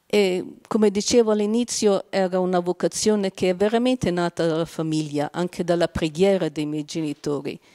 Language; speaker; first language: Italian; non-native, fluent; Slovenian